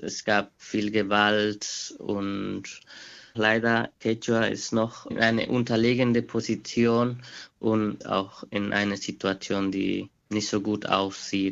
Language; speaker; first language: German; non-native, fluent; Quechua